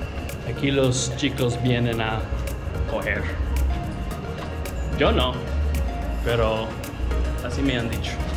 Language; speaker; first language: Spanish; early bilingual, heritage; Spanish